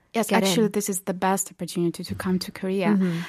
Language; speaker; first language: English; non-native, fluent; Belarusian